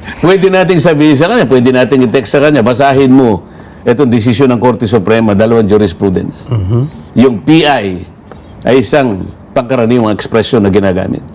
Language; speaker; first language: Filipino; non-native, local second language; Pampanga